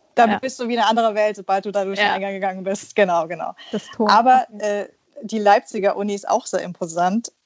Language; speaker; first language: German; early bilingual, other home language; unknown